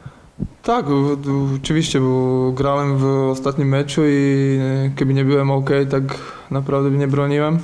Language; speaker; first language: Polish; non-native, learner; Slovak